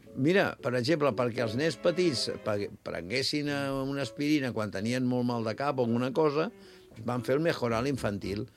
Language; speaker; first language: Catalan; native; Catalan